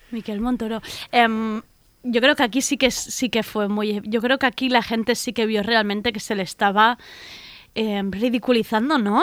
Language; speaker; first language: Spanish; native; Spanish